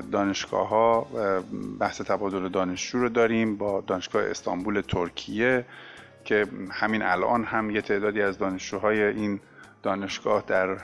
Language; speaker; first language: Persian; native; Persian